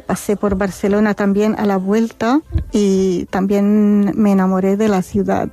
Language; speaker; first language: Spanish; non-native, fluent; Arabic